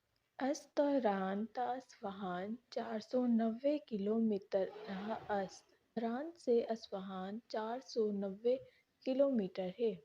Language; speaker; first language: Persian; non-native, fluent; Urdu